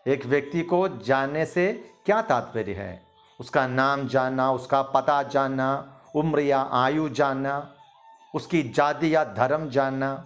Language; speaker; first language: Hindi; non-native, local second language; Malayalam